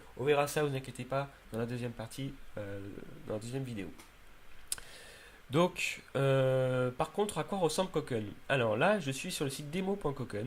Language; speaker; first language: French; native; French